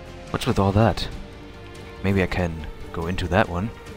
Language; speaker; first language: English; non-native, fluent; German